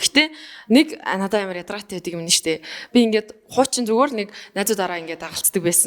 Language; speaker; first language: Mongolian; native; Mongolian